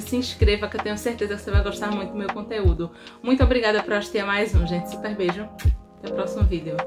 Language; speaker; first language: Portuguese; native; Portuguese